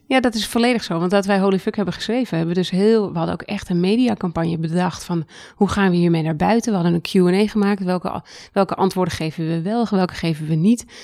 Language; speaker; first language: Dutch; native; Dutch